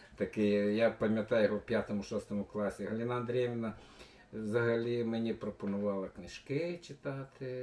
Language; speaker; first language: Ukrainian; non-native, local second language; Bulgarian